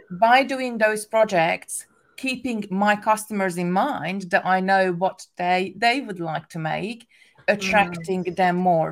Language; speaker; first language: English; non-native, fluent; Hungarian